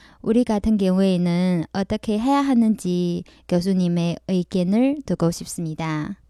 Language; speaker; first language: Korean; non-native, fluent; Chinese